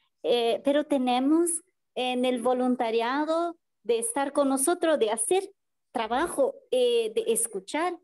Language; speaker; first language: Spanish; non-native, fluent; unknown